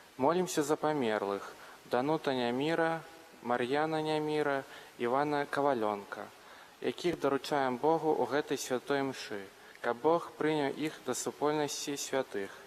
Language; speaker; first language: Belarusian; native; Belarusian